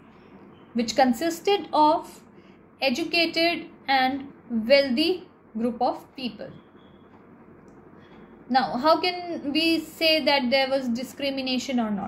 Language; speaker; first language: English; non-native, local second language; Hindi